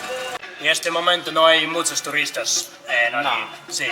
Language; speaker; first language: Spanish; non-native, learner; Finnish